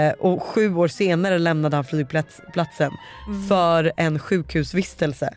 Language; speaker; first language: Swedish; native; Swedish